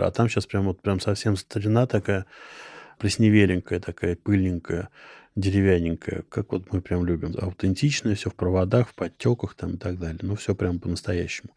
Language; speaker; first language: Russian; native; Russian